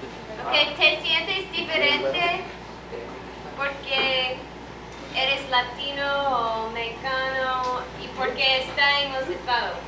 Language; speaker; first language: Spanish; early bilingual, other home language; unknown